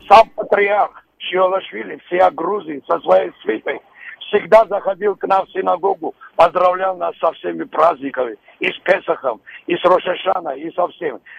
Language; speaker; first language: Russian; non-native, local second language; Georgian